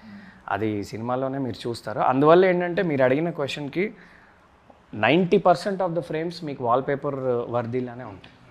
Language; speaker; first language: Telugu; native; Telugu